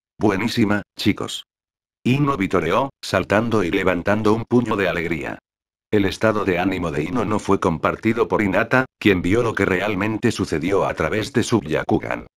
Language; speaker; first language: Spanish; native; Spanish